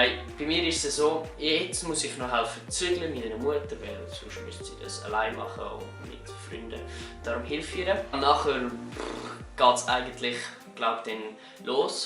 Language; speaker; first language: German; native; German